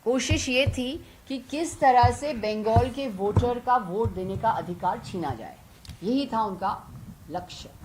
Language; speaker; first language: Hindi; non-native, local second language; Bangla